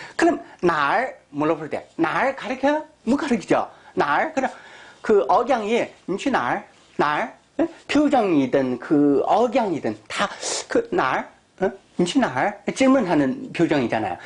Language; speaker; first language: Korean; non-native, fluent; Chinese